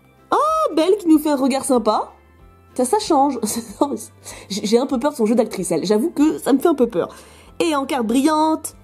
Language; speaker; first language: French; native; French